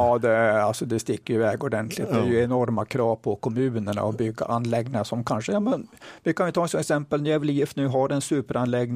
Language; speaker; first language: Swedish; native; Swedish